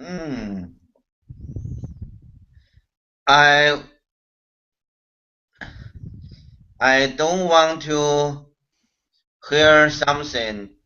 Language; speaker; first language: English; non-native, learner; Chinese